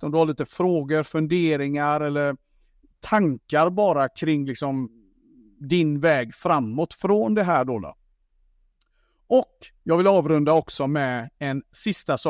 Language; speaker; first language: Swedish; native; Swedish